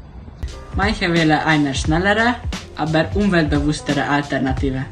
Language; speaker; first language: German; non-native, learner; Hungarian